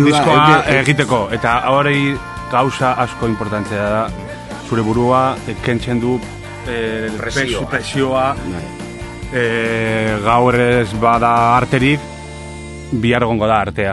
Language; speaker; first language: Basque; non-native, local second language; Spanish